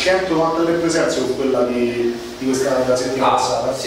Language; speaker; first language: Italian; native; Italian